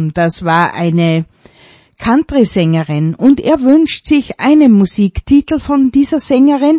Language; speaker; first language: German; native; German